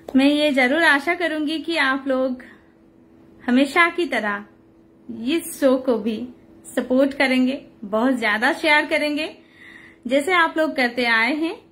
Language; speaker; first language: Hindi; non-native, local second language; Odia